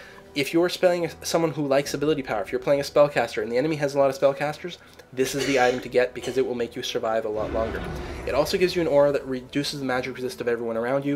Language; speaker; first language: English; native; English